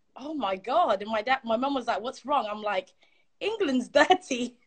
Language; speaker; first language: English; early bilingual, other home language; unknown